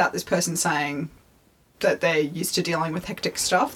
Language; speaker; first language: English; native; English